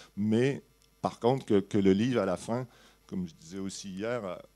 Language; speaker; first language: French; native; French